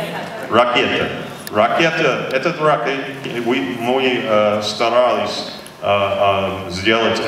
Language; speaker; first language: Russian; non-native, learner; English